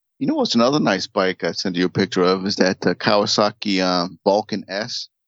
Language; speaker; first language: English; native; English